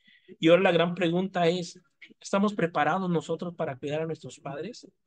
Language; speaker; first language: Spanish; native; Spanish